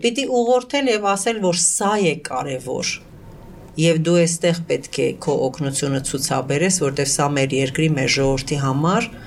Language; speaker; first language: Armenian; early bilingual, heritage; Armenian